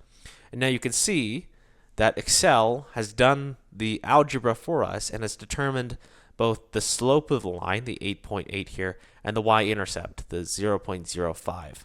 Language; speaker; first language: English; native; English